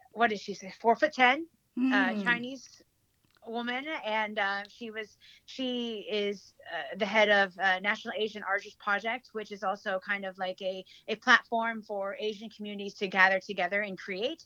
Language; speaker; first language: English; early bilingual, other home language; Hiligaynon